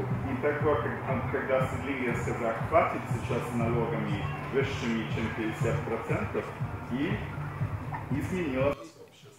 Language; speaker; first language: Russian; non-native, fluent; Swedish